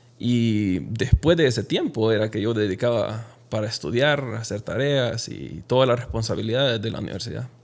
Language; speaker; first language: Spanish; native; Spanish